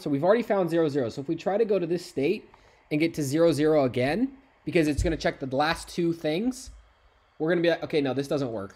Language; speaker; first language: English; native; English